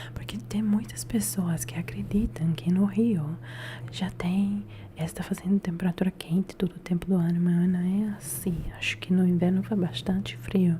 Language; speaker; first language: Portuguese; non-native, learner; Italian